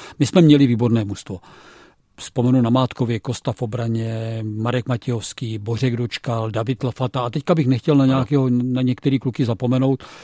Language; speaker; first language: Czech; native; Czech